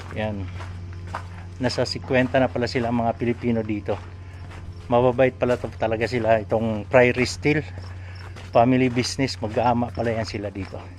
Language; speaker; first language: Filipino; non-native, local second language; Cebuano